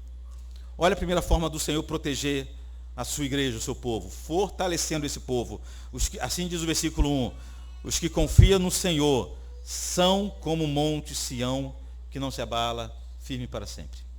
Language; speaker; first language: Portuguese; native; Portuguese